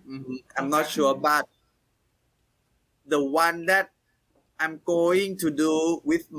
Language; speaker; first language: English; non-native, learner; Thai